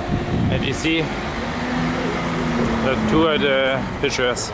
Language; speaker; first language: French; non-native, learner; German